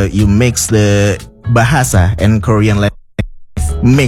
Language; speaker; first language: English; non-native, local second language; Indonesian